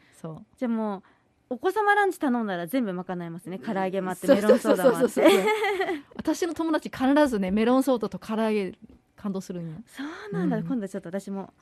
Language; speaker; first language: Japanese; native; Japanese